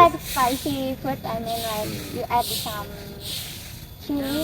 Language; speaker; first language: English; non-native, learner; Indonesian